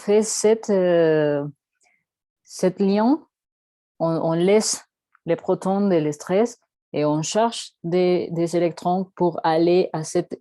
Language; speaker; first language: French; non-native, learner; Spanish